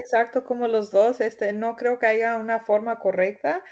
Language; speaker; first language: Spanish; early bilingual, heritage; Spanish